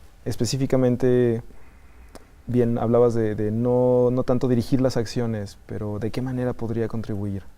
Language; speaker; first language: Spanish; native; Spanish